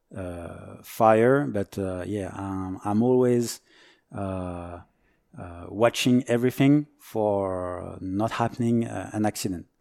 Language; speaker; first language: English; non-native, fluent; French